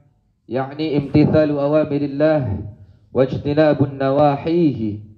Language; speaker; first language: Indonesian; native; Indonesian